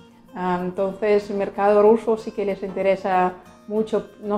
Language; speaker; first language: Spanish; non-native, fluent; Russian